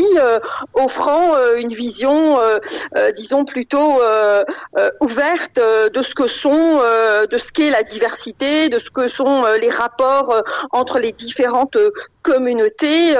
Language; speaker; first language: French; non-native, local second language; Arabic